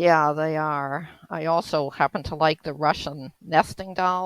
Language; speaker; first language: English; native; English